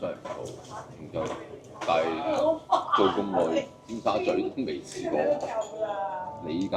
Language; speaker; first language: Cantonese; native; Cantonese